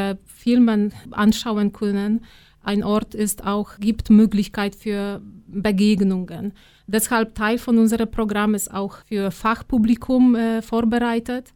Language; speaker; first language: German; non-native, fluent; Polish